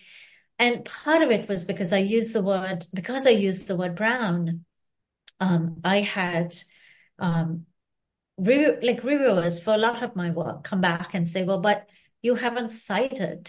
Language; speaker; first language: English; non-native, local second language; Sinhala